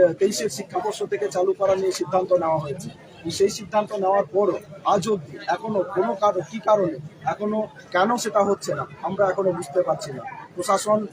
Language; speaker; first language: Bangla; non-native, local second language; Santali